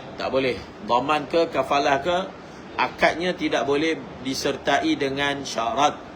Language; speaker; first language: Malay; native; Malay